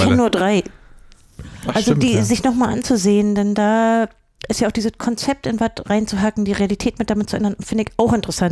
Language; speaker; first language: German; native; German